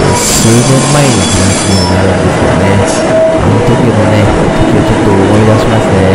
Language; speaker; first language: Japanese; native; Japanese